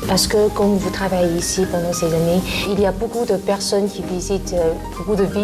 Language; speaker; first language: French; non-native, learner; Chinese